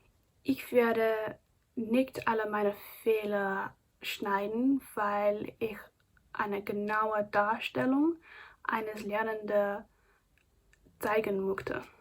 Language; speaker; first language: German; non-native, learner; English